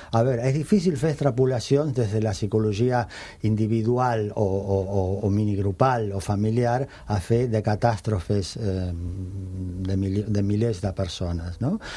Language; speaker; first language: Catalan; non-native, fluent; Spanish